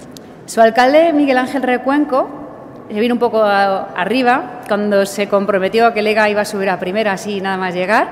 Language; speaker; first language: Spanish; native; Spanish